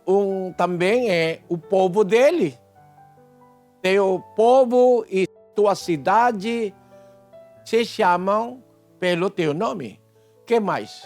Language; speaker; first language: Portuguese; non-native, fluent; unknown